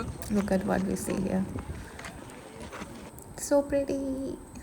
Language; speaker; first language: English; non-native, local second language; Malayalam